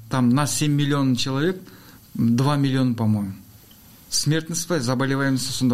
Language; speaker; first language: Russian; non-native, local second language; Kazakh